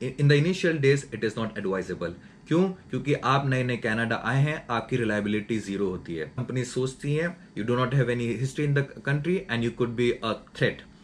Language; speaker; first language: Hindi; native; Hindi